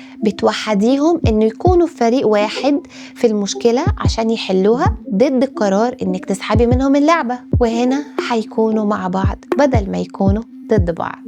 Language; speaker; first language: Arabic; native; Arabic